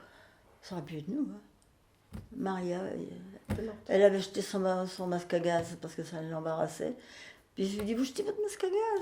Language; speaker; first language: French; native; French